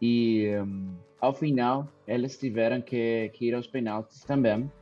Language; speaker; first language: Portuguese; non-native, fluent; Spanish